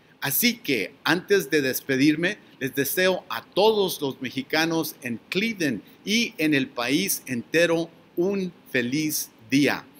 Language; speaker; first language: Spanish; early bilingual, heritage; Spanish